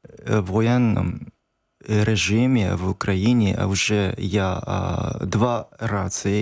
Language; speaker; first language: Ukrainian; non-native, learner; Japanese